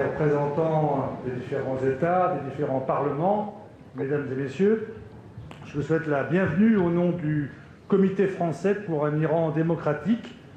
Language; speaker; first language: French; native; French